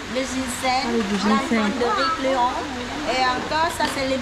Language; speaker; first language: French; non-native, learner; Vietnamese